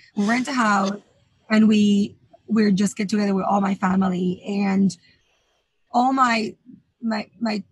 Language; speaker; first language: English; non-native, fluent; Spanish